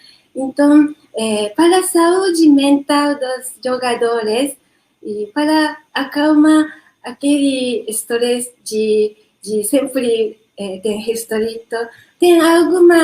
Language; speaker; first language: Portuguese; non-native, learner; Japanese